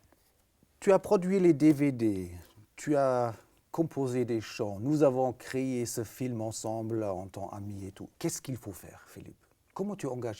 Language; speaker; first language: French; native; French